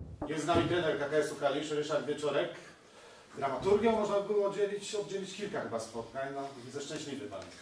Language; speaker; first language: Polish; native; Polish